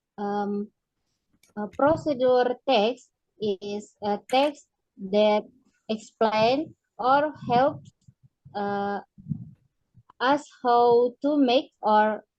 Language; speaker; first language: English; non-native, learner; Indonesian